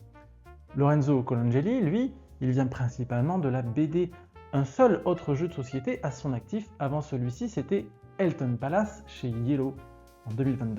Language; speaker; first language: French; native; French